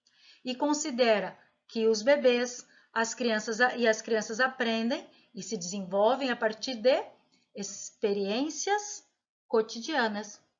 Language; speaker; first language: Portuguese; native; Portuguese